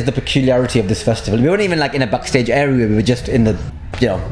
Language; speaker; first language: English; native; English